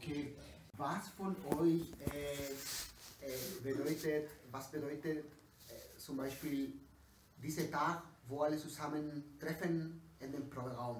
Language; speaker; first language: German; non-native, learner; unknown